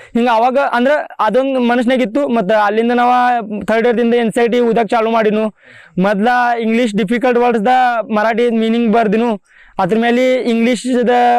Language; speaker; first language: Kannada; non-native, local second language; Marathi